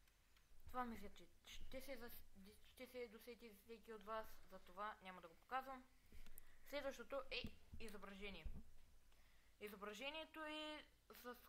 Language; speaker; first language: Bulgarian; native; Bulgarian